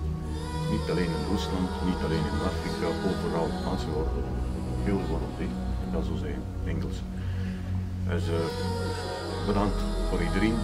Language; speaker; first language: Dutch; non-native, learner; Russian